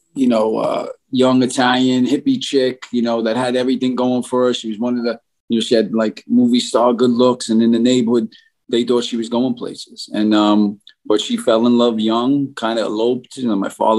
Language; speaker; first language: English; native; English